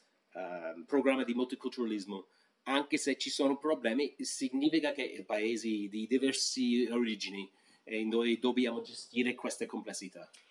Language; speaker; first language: Italian; non-native, fluent; English